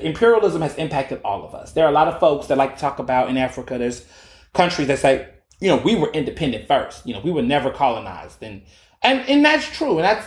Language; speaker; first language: English; native; English